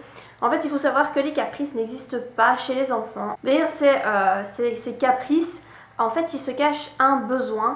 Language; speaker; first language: French; native; French